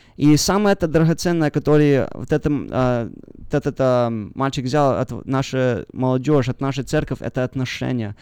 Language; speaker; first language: Russian; early bilingual, heritage; Russian